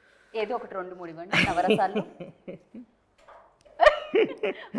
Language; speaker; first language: Telugu; native; Telugu